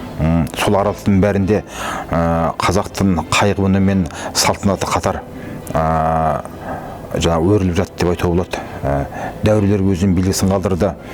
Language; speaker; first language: Kazakh; native; Kazakh